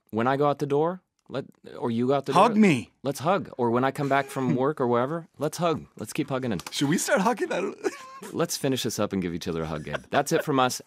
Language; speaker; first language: English; native; English